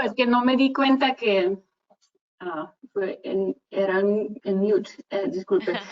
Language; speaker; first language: Spanish; non-native, fluent; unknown